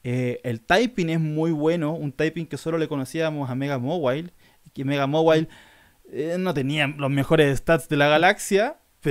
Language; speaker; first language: Spanish; native; Spanish